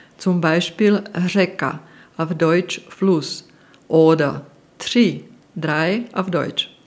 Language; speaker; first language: German; non-native, fluent; Czech